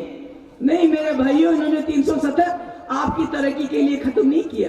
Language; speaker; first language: Urdu; non-native, local second language; Kashmiri